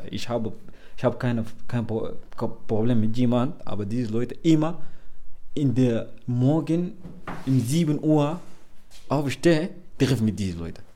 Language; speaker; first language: German; non-native, learner; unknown